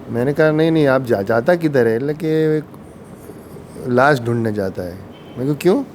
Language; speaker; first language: Hindi; non-native, local second language; Gujarati